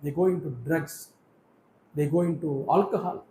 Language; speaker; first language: English; non-native, local second language; Tamil